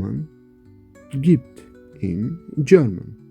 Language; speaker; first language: German; non-native, learner; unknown